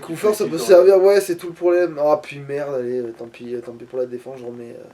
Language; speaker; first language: French; native; French